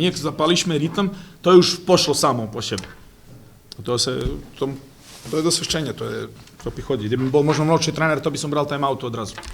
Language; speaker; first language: Polish; non-native, fluent; Serbian